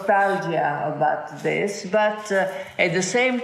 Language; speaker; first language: English; non-native, fluent; Italian